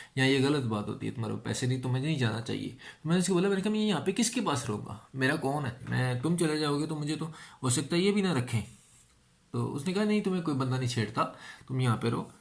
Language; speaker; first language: Urdu; non-native, local second language; Punjabi